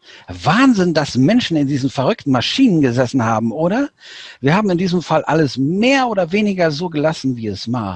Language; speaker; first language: German; native; German